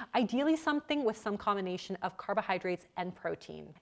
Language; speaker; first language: English; native; English